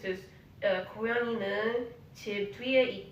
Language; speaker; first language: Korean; non-native, learner; English